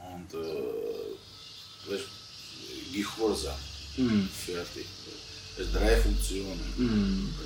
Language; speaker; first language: German; non-native, fluent; Russian